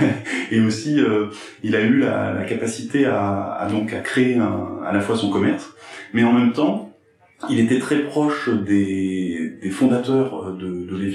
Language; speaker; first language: French; native; French